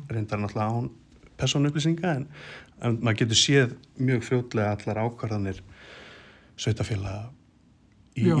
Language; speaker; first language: Icelandic; native; Icelandic